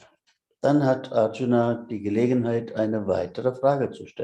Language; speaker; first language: German; non-native, fluent; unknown